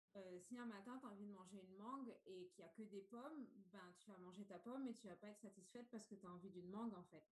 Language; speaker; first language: French; native; French